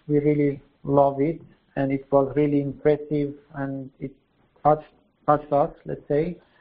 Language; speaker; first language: English; non-native, fluent; Persian